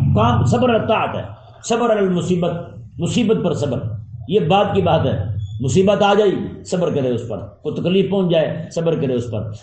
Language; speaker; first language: Urdu; non-native, local second language; Punjabi